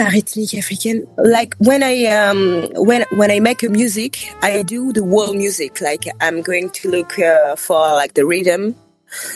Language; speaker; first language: English; non-native, fluent; French